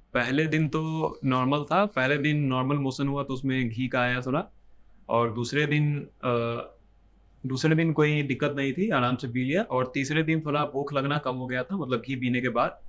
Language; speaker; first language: Hindi; native; Hindi